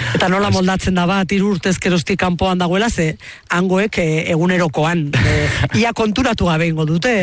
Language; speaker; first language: Basque; native; Basque